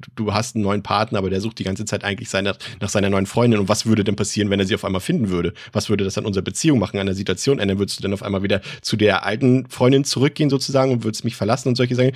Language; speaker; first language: German; native; German